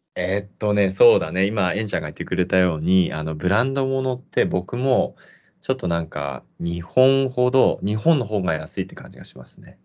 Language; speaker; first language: Japanese; native; Japanese